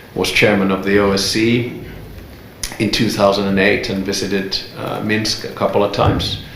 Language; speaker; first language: English; non-native, fluent; Finnish